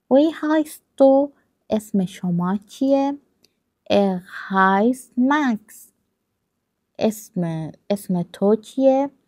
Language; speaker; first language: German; non-native, learner; Persian